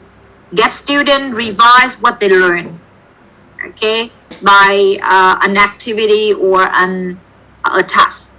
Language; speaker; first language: English; non-native, fluent; Vietnamese